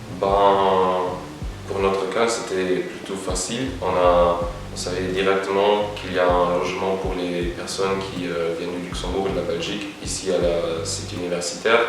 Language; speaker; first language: French; non-native, local second language; Luxembourgish